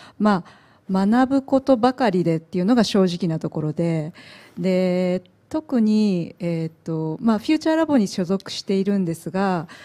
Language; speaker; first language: Japanese; native; Japanese